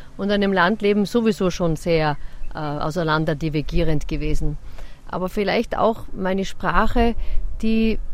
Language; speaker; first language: German; native; German